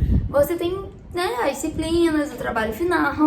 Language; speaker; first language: Portuguese; native; Portuguese